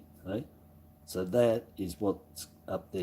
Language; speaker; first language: English; native; English